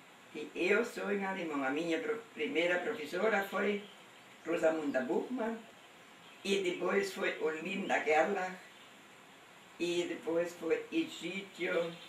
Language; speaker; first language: Portuguese; non-native, local second language; German